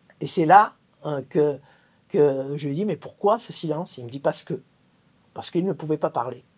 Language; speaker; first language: French; native; French